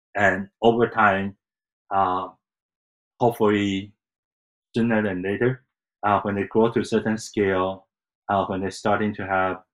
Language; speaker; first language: English; non-native, fluent; Chinese